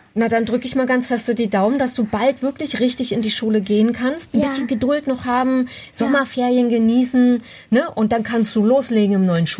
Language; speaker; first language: German; native; German